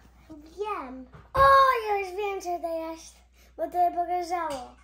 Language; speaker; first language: Polish; early bilingual, other home language; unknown